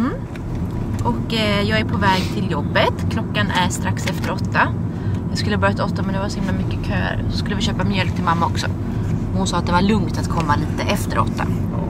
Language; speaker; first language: Swedish; native; Swedish